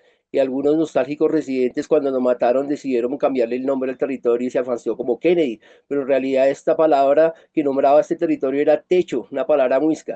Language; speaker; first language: Spanish; native; Spanish